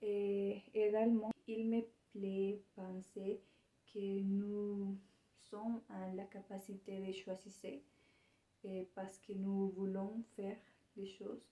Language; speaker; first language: French; non-native, learner; Spanish